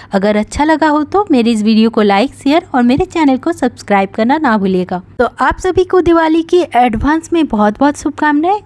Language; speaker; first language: Hindi; non-native, local second language; Bangla